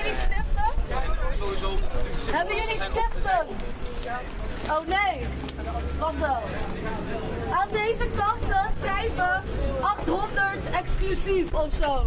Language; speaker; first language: Dutch; native; Dutch